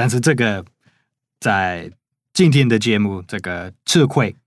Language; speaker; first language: Chinese; non-native, fluent; English